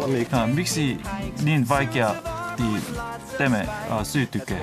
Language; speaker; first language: Finnish; non-native, learner; Korean